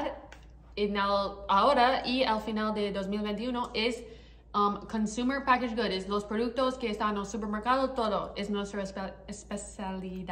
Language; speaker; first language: Spanish; non-native, learner; English